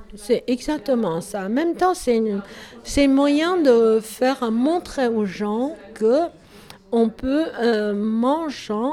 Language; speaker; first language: French; non-native, learner; Chinese